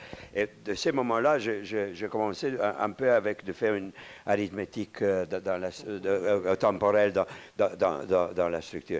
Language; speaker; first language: French; non-native, fluent; Romanian